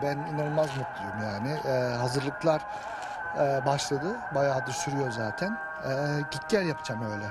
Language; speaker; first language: Turkish; early bilingual, heritage; Turkish